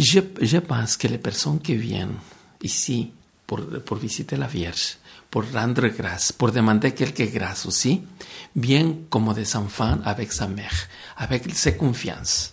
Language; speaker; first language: French; non-native, fluent; Spanish